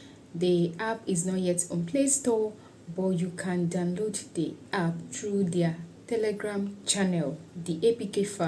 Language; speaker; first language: English; non-native, local second language; Igbo